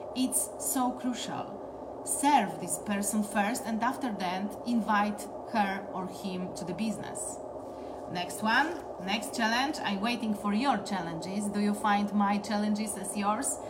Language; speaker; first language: English; non-native, learner; Polish